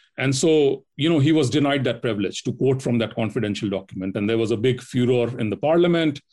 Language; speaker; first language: English; non-native, local second language; Hindi